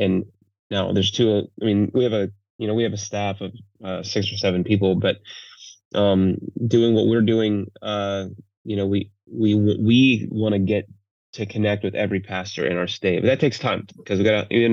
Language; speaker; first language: English; native; English